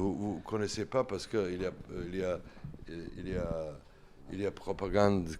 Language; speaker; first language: French; non-native, learner; Serbian